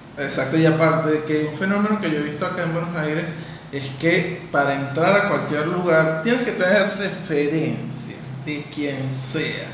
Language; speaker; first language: Spanish; native; Spanish